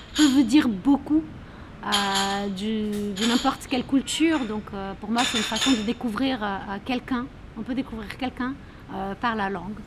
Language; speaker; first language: French; non-native, fluent; Portuguese